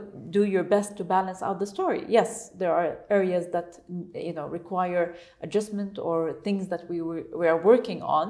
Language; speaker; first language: English; non-native, fluent; Arabic